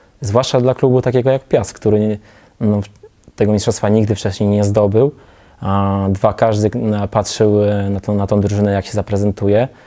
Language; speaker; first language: Polish; native; Polish